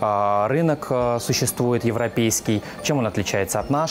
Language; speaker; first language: Russian; native; Russian